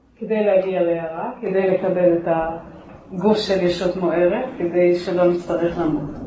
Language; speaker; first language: Hebrew; native; Hebrew